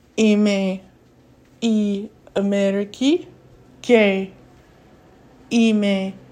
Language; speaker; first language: Greek; non-native, learner; English